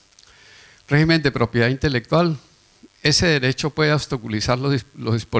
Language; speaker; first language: Spanish; native; Spanish